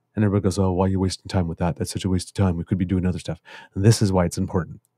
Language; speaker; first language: English; native; English